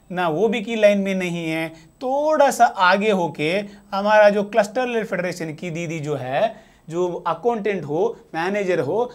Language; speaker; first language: Hindi; non-native, local second language; Telugu